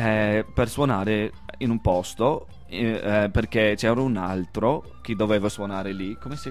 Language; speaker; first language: Italian; non-native, fluent; English